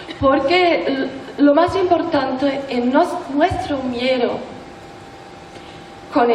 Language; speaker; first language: Spanish; non-native, learner; German